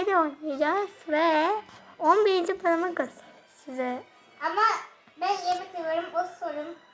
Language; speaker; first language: Turkish; early bilingual, heritage; Turkish